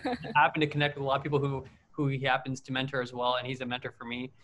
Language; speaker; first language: English; native; English